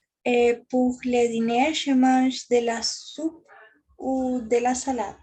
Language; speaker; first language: French; non-native, learner; Spanish